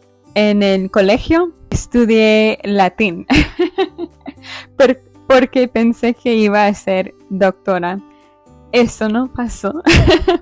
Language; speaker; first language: Spanish; non-native, fluent; English